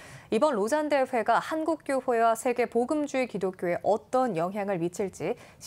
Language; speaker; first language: Korean; native; Korean